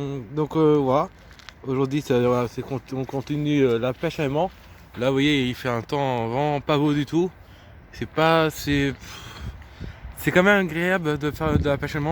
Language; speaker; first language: French; native; French